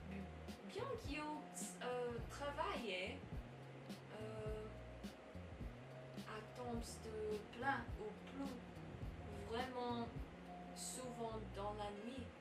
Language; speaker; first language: French; non-native, learner; English